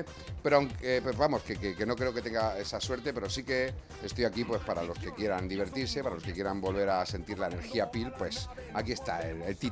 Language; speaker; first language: Spanish; native; Spanish